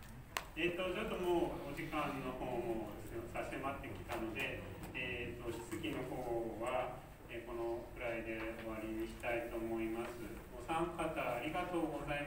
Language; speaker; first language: Japanese; native; Japanese